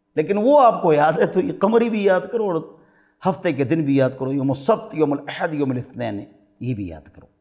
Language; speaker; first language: Urdu; non-native, local second language; Pashto